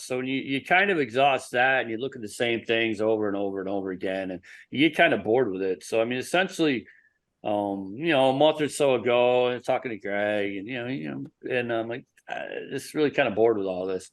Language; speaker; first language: English; native; English